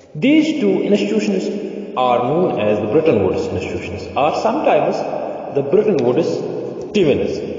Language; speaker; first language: English; non-native, local second language; Urdu